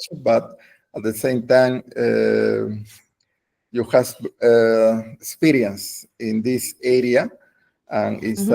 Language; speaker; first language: English; non-native, learner; Spanish